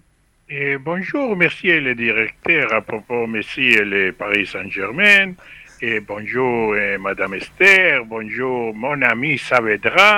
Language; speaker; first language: French; non-native, learner; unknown